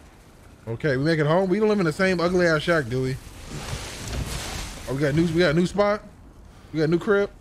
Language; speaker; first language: English; native; English